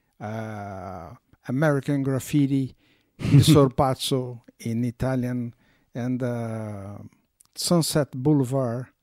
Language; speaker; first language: English; non-native, learner; Portuguese